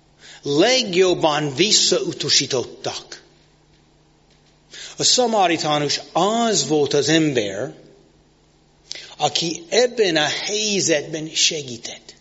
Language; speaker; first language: Hungarian; non-native, fluent; English